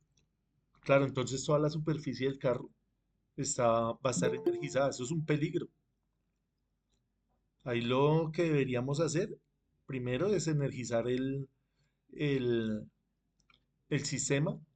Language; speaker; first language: Spanish; native; Spanish